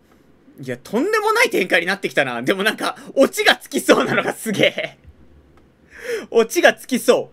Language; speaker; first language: Japanese; native; Japanese